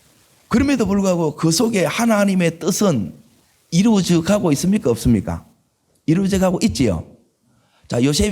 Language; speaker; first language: Korean; native; Korean